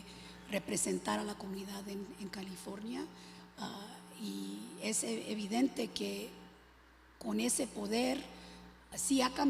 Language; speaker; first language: Spanish; early bilingual, other home language; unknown